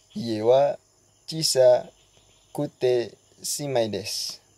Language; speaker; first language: Japanese; non-native, learner; Malay